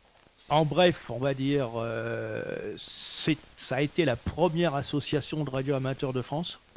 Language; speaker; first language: French; native; French